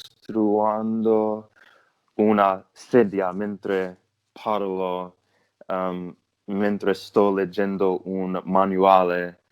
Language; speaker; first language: Italian; non-native, learner; English